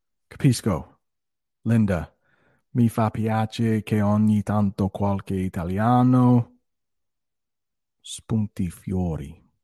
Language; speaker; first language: Italian; non-native, learner; English